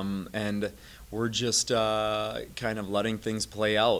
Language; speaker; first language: English; native; English